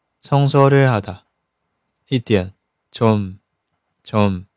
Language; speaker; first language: Korean; non-native, fluent; Chinese